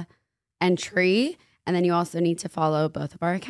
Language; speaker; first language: English; native; English